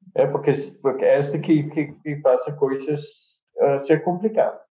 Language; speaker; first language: Portuguese; non-native, fluent; Dutch